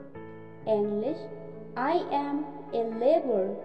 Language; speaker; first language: English; non-native, local second language; Khasi